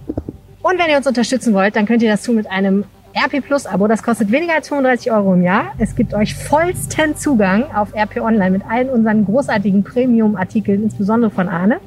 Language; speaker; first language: German; native; German